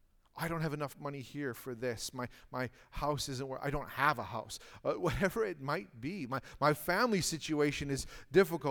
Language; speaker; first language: English; native; English